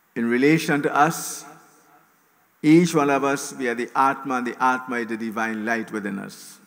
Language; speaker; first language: English; native; English